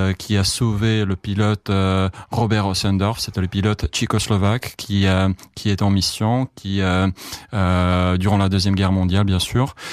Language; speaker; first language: French; non-native, fluent; Czech